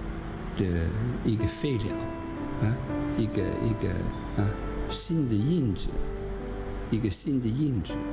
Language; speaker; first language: Chinese; non-native, fluent; Dutch